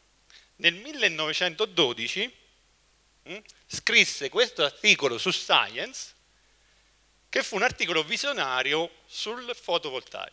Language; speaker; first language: Italian; native; Italian